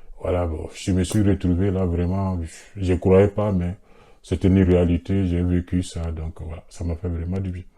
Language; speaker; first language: French; non-native, local second language; Bambara